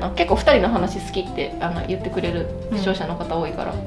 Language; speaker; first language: Japanese; native; Japanese